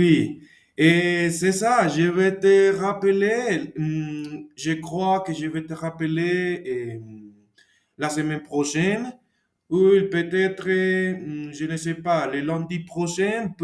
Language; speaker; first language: French; non-native, learner; Spanish